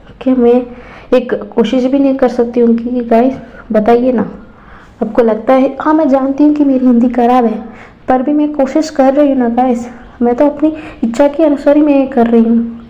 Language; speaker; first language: Hindi; non-native, local second language; Tamil